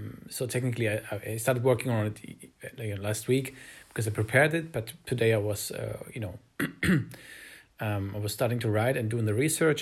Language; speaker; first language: English; non-native, fluent; German